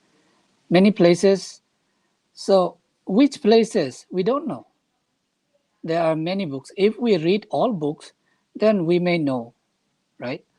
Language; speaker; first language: English; non-native, fluent; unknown